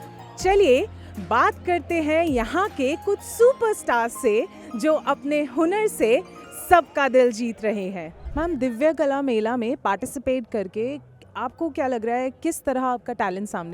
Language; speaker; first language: Hindi; native; Hindi